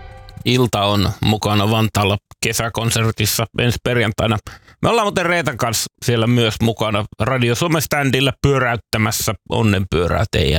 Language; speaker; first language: Finnish; native; Finnish